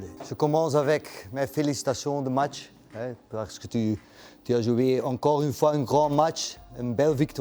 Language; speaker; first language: French; non-native, local second language; Dutch